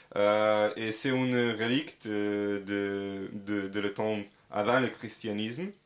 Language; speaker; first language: French; non-native, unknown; Serbian